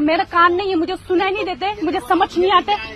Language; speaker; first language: Hindi; non-native, local second language; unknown